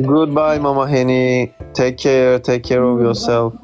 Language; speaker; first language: English; non-native, fluent; Turkish